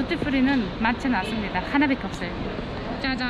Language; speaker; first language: Korean; non-native, fluent; Uzbek